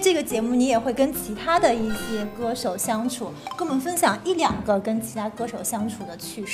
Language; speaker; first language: Chinese; native; Chinese